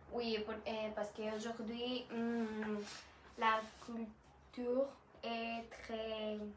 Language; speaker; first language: French; non-native, learner; Spanish